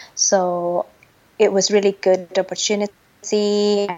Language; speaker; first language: English; non-native, fluent; Indonesian